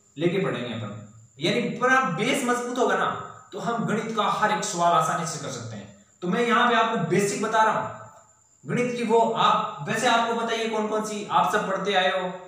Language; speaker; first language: Hindi; native; Hindi